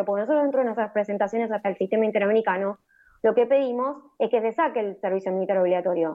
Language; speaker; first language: Spanish; native; Spanish